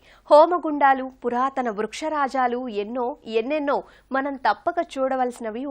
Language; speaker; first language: Telugu; native; Telugu